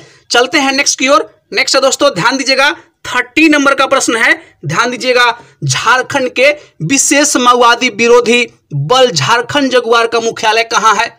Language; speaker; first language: Hindi; native; Hindi